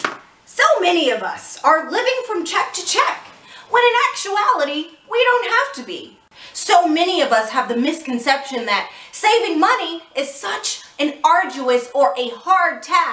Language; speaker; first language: English; native; English